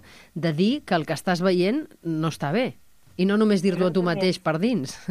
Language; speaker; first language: Catalan; native; Catalan